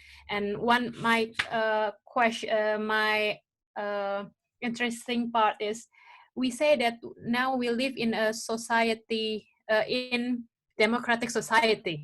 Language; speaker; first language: English; non-native, local second language; Indonesian